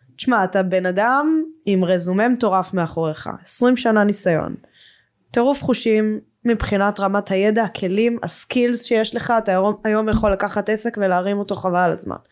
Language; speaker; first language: Hebrew; native; Hebrew